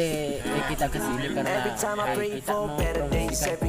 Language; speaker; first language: Indonesian; non-native, local second language; Buginese